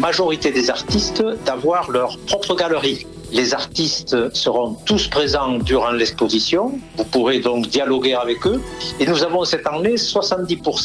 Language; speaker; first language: French; native; French